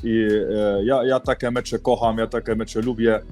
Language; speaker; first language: Polish; early bilingual, heritage; Polish